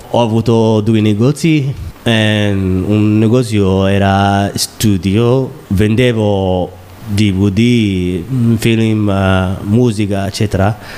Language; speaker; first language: Italian; non-native, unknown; Somali